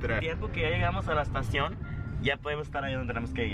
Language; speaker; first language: Spanish; native; Spanish